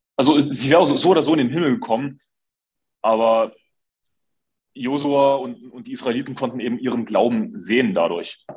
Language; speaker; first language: German; native; German